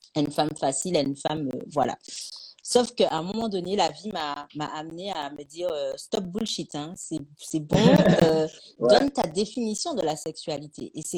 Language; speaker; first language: French; native; French